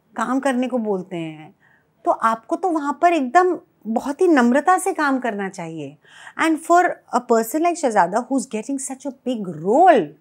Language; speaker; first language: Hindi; native; Hindi